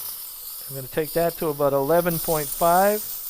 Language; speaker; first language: English; native; English